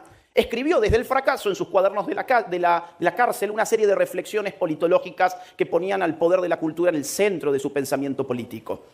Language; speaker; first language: Spanish; native; Spanish